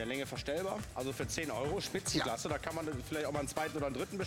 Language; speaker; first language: German; native; German